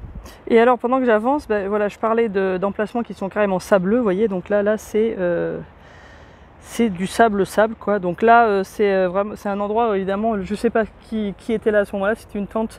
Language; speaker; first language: French; native; French